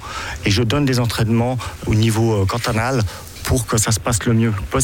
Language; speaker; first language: French; native; French